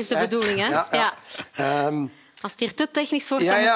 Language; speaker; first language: Dutch; native; Dutch